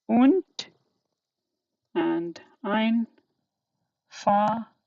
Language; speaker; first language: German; non-native, fluent; Hindi